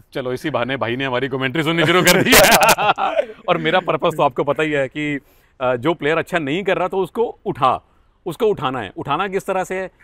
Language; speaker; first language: Hindi; native; Hindi